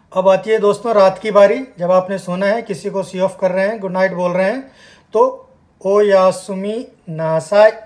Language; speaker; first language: Hindi; native; Hindi